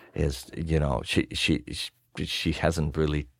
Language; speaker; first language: English; non-native, fluent; Russian